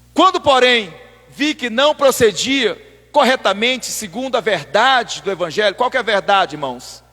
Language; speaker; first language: Portuguese; native; Portuguese